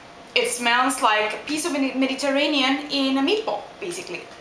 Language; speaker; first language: English; non-native, fluent; Italian